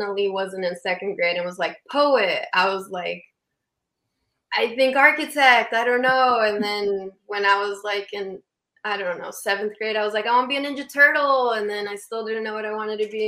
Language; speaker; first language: English; native; English